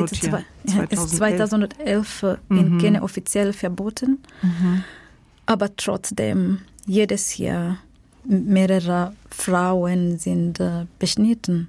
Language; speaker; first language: German; non-native, learner; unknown